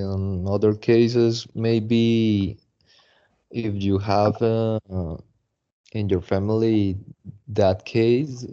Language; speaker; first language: English; non-native, learner; Spanish